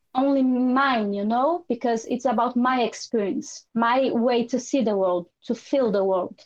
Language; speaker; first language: English; non-native, fluent; Portuguese